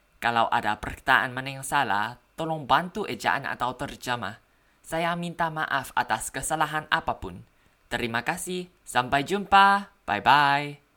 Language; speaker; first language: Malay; non-native, learner; Thai